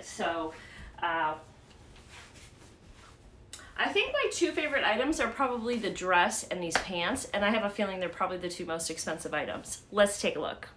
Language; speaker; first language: English; native; English